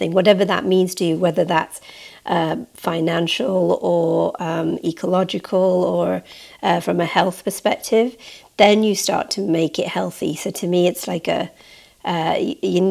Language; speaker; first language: English; native; English